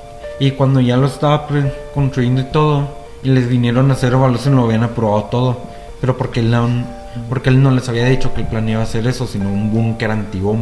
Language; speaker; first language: Spanish; native; Spanish